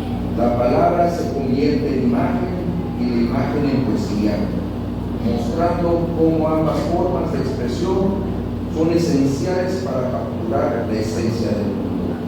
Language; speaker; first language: Spanish; native; Spanish